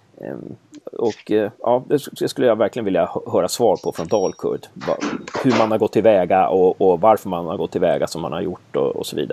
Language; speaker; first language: Swedish; native; Swedish